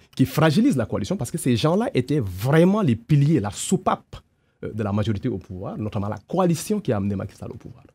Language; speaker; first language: French; non-native, local second language; Wolof